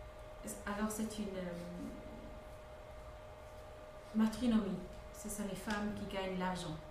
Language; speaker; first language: French; non-native, fluent; English